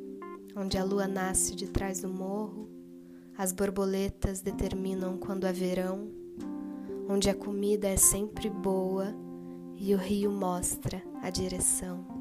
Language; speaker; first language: Portuguese; native; Portuguese